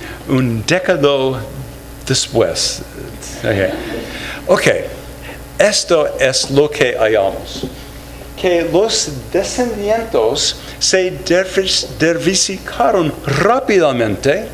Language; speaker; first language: Spanish; non-native, fluent; English